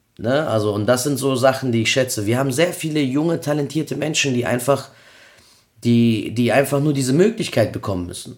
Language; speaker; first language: German; early bilingual, other home language; Spanish